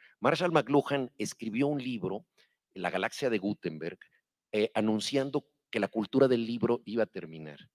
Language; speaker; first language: Spanish; native; Spanish